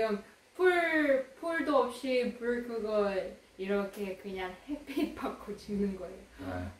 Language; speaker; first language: Korean; non-native, learner; Russian